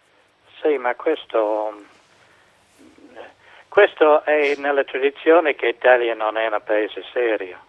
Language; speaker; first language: Italian; non-native, fluent; English